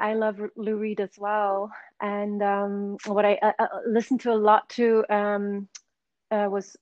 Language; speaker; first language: English; non-native, fluent; Swedish